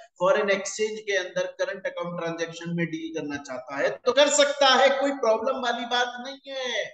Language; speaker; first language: Hindi; native; Hindi